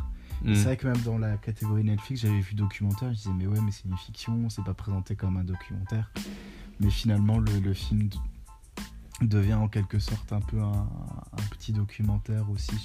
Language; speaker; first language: French; native; French